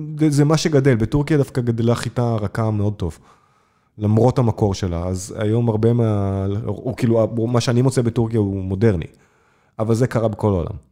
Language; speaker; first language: Hebrew; native; Hebrew